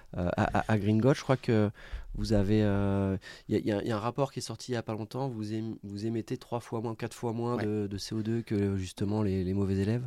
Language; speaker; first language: French; native; French